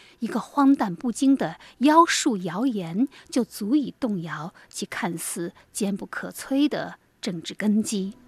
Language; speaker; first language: Chinese; native; Chinese